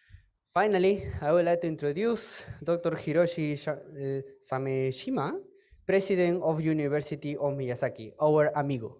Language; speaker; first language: English; non-native, fluent; Spanish